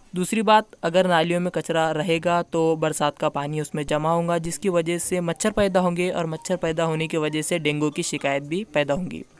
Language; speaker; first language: Hindi; non-native, local second language; Urdu